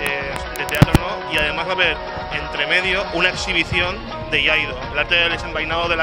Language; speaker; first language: Spanish; native; Spanish